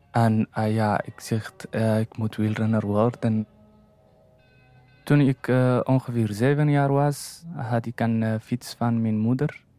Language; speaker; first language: Dutch; non-native, learner; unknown